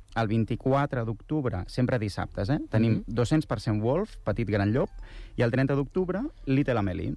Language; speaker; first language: Catalan; native; Catalan